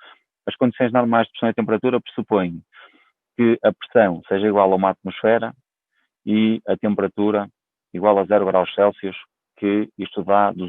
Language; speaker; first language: Portuguese; native; Portuguese